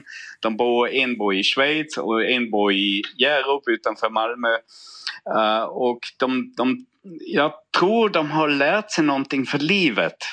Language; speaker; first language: Swedish; non-native, fluent; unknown